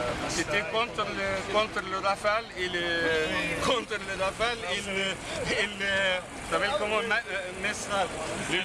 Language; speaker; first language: French; non-native, fluent; Arabic